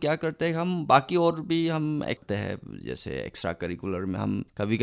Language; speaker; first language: Hindi; non-native, local second language; Manipuri